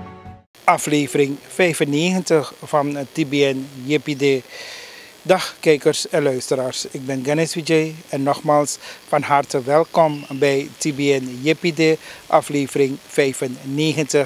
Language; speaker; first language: Dutch; native; Dutch